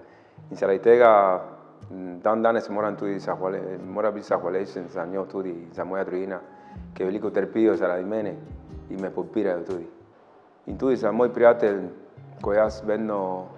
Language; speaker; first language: Slovenian; non-native, learner; Spanish